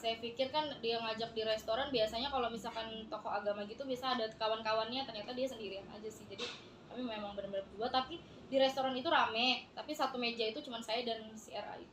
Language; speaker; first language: Indonesian; native; Indonesian